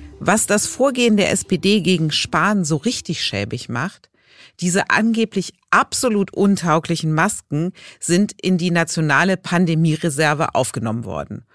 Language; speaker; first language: German; native; German